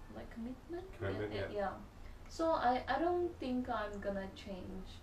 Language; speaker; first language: English; non-native, learner; Chinese